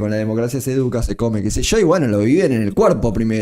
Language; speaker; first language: Spanish; native; Spanish